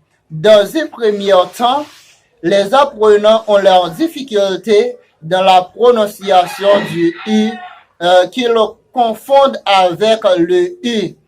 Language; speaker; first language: French; non-native, fluent; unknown